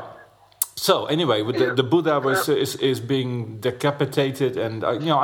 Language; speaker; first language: English; non-native, fluent; Dutch